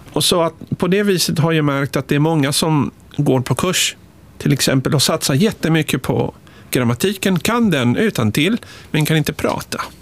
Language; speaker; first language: Swedish; non-native, fluent; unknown